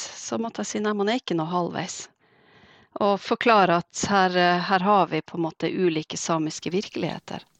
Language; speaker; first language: Norwegian; native; Norwegian